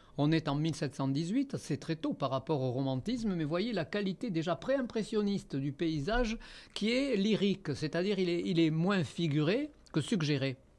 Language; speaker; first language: French; native; French